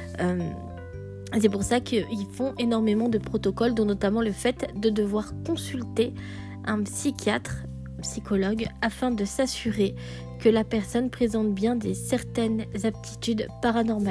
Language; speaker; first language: French; native; French